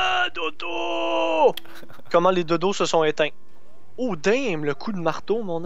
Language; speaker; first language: French; native; French